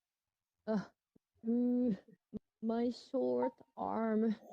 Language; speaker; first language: English; non-native, learner; Japanese